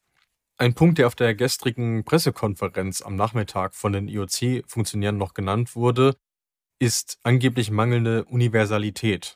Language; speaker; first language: German; native; German